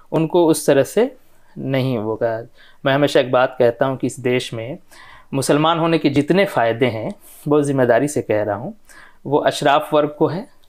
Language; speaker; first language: Hindi; non-native, local second language; Bhojpuri